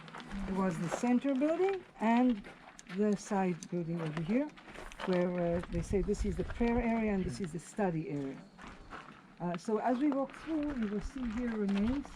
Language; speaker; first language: English; non-native, fluent; Hebrew